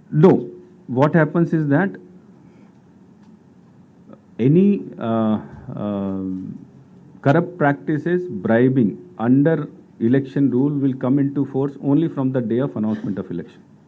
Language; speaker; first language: English; non-native, local second language; Telugu